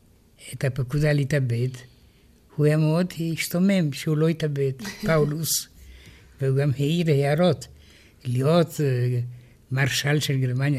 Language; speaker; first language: Hebrew; non-native, fluent; Romanian